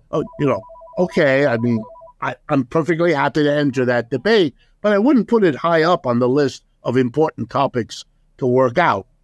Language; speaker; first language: English; early bilingual, other home language; German